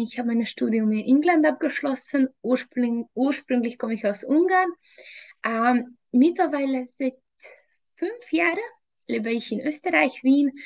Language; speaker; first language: German; non-native, fluent; Hungarian